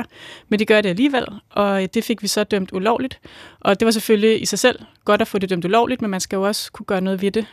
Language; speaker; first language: Danish; native; Danish